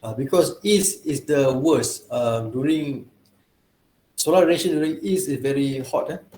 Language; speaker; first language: English; non-native, local second language; Malay